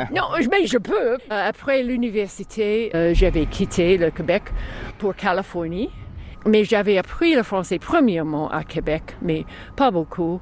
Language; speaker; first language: French; non-native, fluent; English